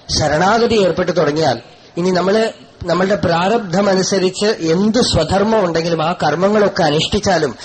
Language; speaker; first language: Malayalam; non-native, local second language; Tamil